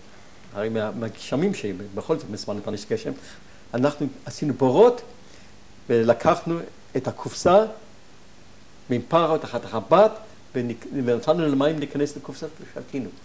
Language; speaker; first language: Hebrew; non-native, fluent; German